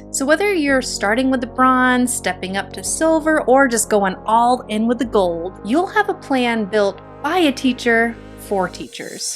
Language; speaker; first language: English; native; English